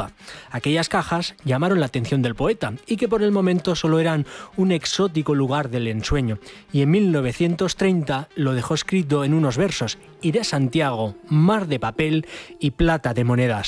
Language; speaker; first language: Spanish; native; Spanish